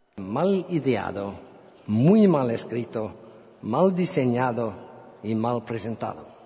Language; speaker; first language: Spanish; non-native, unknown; English